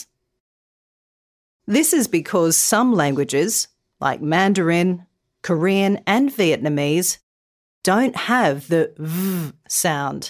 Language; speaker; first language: English; native; English